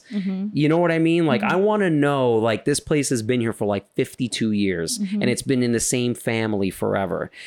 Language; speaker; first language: English; native; English